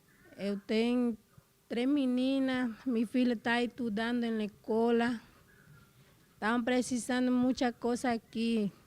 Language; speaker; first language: Portuguese; non-native, learner; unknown